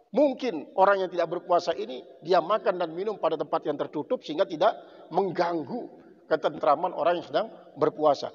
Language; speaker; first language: Indonesian; non-native, local second language; Sasak